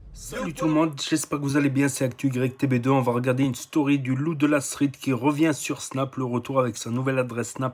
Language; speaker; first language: French; native; French